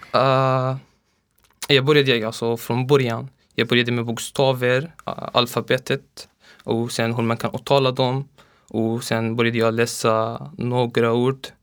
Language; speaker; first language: Swedish; non-native, learner; Arabic